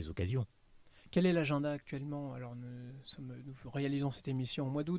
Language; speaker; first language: French; native; French